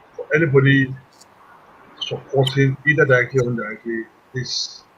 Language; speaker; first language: English; non-native, local second language; Yoruba